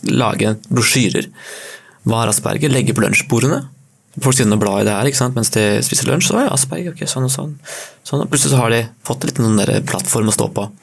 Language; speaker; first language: Norwegian; native; Norwegian